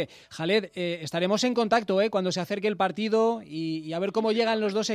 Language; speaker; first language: Spanish; native; Spanish